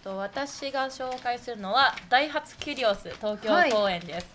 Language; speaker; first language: Japanese; native; Japanese